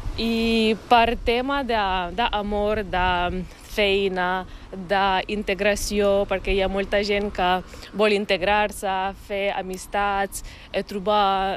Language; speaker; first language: Catalan; non-native, learner; Ukrainian